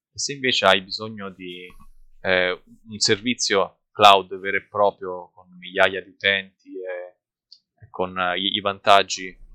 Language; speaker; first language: Italian; native; Italian